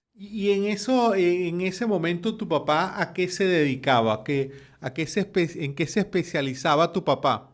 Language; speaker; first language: Spanish; native; Spanish